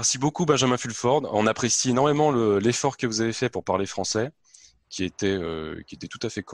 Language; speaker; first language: French; native; French